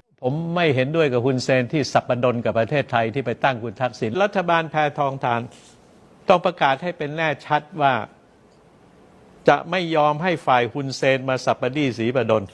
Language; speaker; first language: Thai; native; Thai